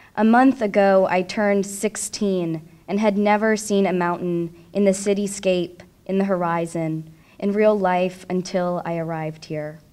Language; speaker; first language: English; native; English